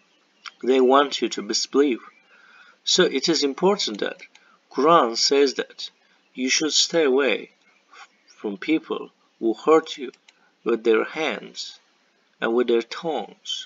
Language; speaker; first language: English; non-native, fluent; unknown